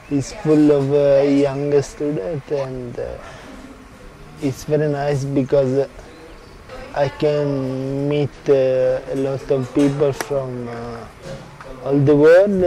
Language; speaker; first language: English; non-native, learner; Italian